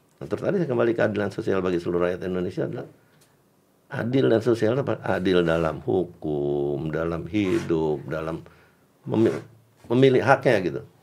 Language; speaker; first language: Indonesian; native; Indonesian